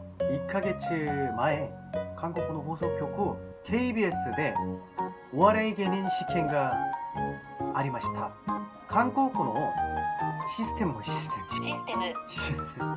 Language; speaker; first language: Japanese; non-native, learner; Korean